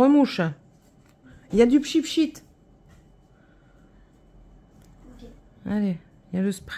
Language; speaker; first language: French; native; French